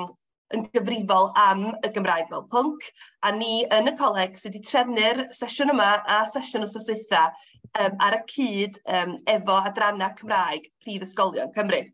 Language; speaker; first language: Welsh; native; Welsh